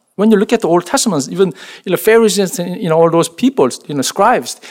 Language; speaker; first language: English; non-native, fluent; Korean